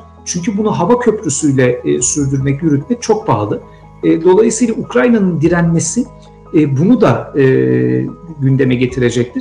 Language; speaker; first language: Turkish; native; Turkish